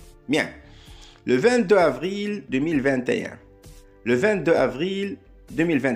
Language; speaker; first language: French; non-native, local second language; Arabic